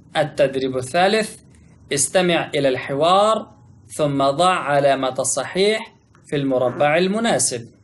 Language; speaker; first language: Arabic; non-native, fluent; Pashto